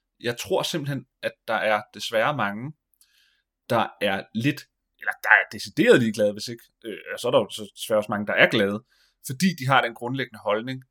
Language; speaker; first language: Danish; native; Danish